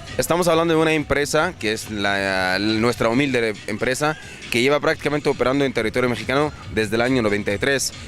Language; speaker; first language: Spanish; non-native, fluent; Arabic